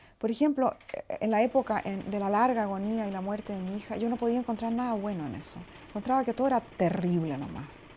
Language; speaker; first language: Spanish; native; Spanish